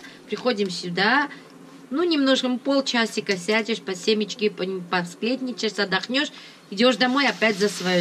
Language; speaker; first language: Russian; non-native, local second language; Greek